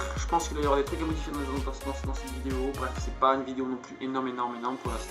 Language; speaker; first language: French; native; French